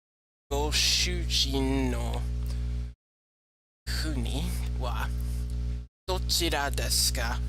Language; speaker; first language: Japanese; non-native, learner; English